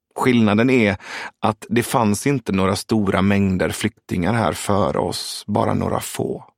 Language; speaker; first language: Swedish; early bilingual, other home language; Persian